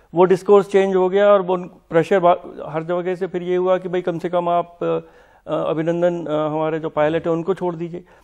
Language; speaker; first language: Hindi; native; Hindi